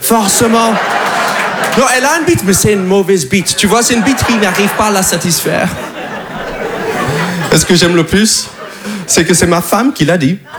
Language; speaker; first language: French; non-native, fluent; English